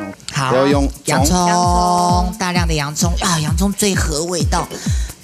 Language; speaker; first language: Chinese; native; Chinese